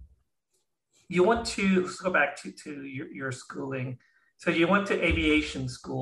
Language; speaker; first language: English; non-native, local second language; Filipino